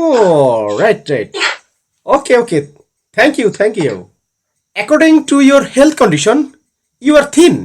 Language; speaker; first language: English; non-native, learner; Bangla